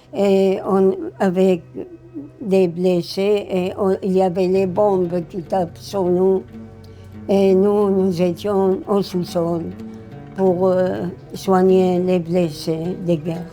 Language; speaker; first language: French; non-native, fluent; Arabic